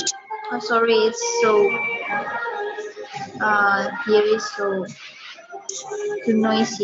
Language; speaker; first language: English; non-native, fluent; Indonesian